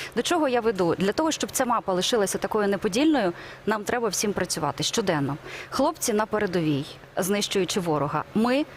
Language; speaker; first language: Ukrainian; native; Ukrainian